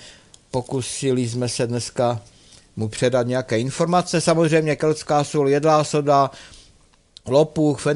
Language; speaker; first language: Czech; native; Czech